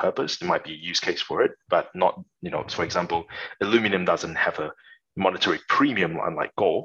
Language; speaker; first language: English; non-native, local second language; Chinese